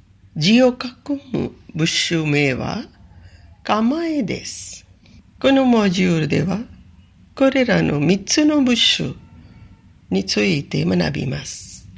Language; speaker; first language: Japanese; non-native, fluent; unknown